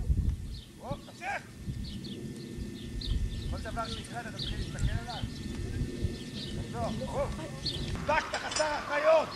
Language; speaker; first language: Hebrew; native; Hebrew